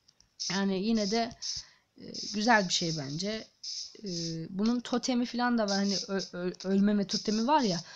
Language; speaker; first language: Turkish; native; Turkish